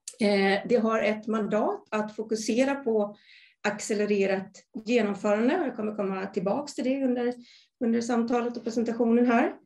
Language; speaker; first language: Swedish; native; Swedish